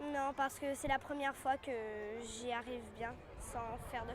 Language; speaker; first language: French; early bilingual, other home language; English